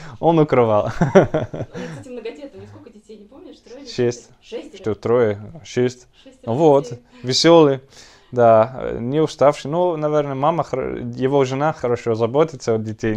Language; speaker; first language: Russian; non-native, learner; Dutch